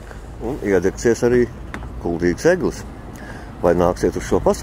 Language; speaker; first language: Latvian; native; Latvian